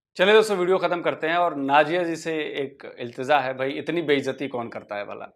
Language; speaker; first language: Hindi; native; Hindi